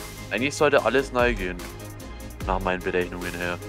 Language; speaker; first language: German; native; German